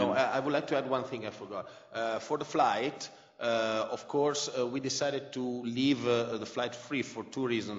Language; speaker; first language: English; non-native, fluent; Italian